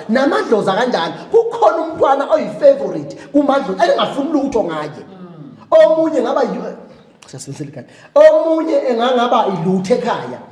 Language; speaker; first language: Zulu; native; Zulu